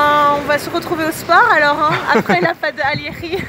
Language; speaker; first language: French; native; French